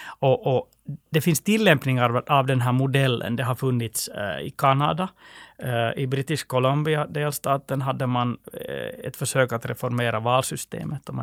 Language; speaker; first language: Swedish; native; Swedish